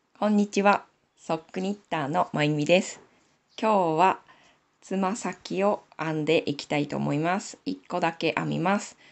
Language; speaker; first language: Japanese; native; Japanese